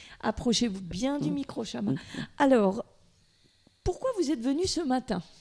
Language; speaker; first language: French; native; French